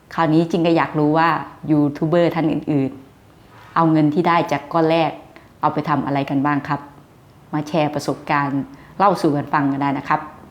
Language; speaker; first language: Thai; native; Thai